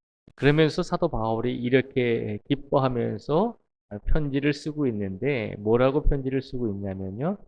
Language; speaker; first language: Korean; native; Korean